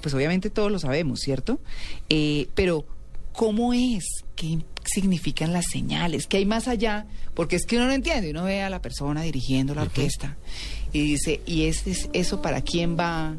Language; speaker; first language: Spanish; native; Spanish